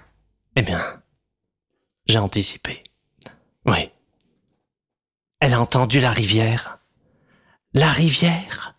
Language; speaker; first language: French; native; French